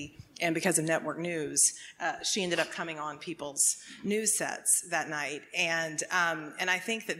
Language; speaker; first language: English; native; English